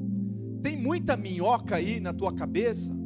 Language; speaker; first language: Portuguese; native; Portuguese